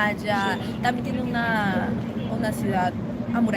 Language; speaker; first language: Spanish; native; Spanish